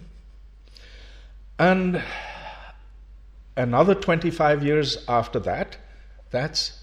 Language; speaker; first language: English; non-native, local second language; Urdu